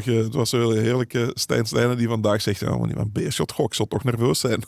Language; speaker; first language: Dutch; native; Dutch